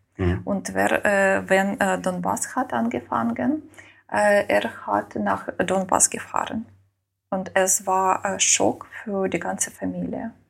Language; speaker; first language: German; non-native, learner; Ukrainian